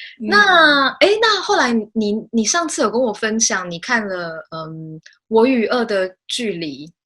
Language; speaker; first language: Chinese; native; Chinese